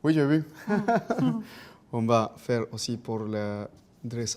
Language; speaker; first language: French; non-native, fluent; Spanish